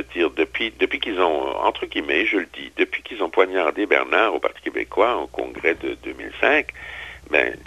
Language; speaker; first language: French; native; French